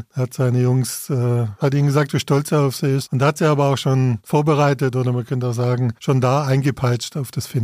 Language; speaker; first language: German; native; German